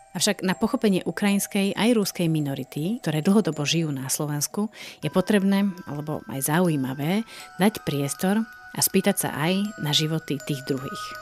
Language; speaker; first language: Slovak; native; Slovak